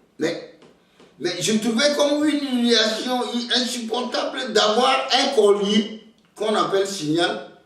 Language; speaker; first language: French; non-native, local second language; Ewe